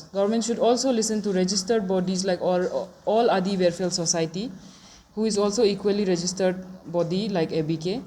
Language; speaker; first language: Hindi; non-native, local second language; Adi